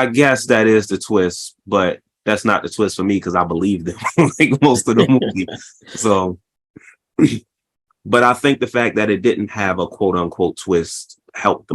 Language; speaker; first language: English; native; English